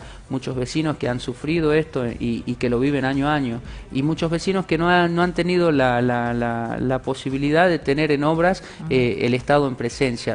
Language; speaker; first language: Spanish; native; Spanish